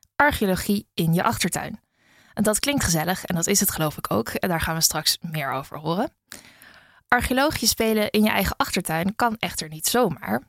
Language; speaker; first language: Dutch; native; Dutch